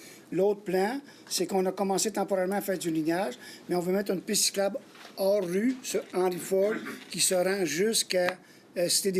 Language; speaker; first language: French; native; French